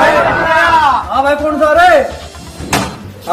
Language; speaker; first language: Hindi; native; Hindi